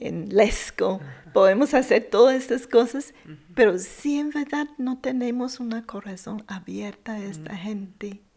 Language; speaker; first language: Spanish; non-native, fluent; English